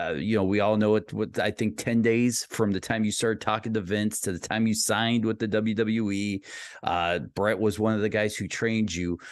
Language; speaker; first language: English; native; English